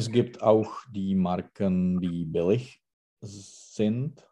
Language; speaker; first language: German; non-native, learner; Czech